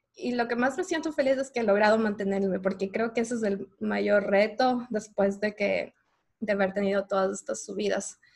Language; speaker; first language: Spanish; native; Spanish